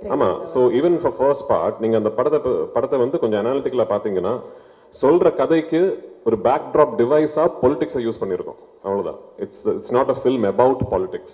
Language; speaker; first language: Tamil; non-native, local second language; Malayalam